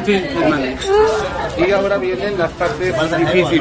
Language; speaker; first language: Spanish; native; Spanish